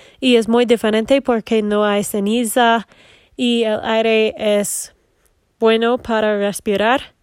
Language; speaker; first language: Spanish; non-native, learner; English